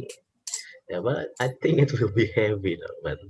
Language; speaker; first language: English; non-native, fluent; Indonesian